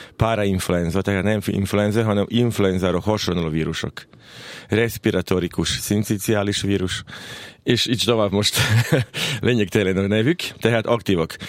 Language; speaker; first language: Hungarian; non-native, local second language; Serbian